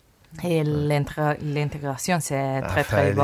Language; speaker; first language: French; non-native, learner; Italian